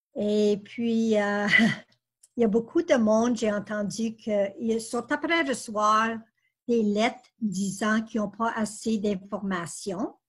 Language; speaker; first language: French; native; French